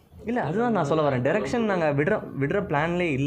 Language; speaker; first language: Tamil; native; Tamil